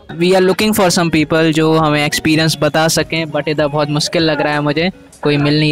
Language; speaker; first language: Hindi; native; Hindi